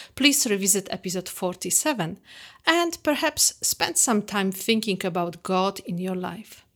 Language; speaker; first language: English; non-native, fluent; Polish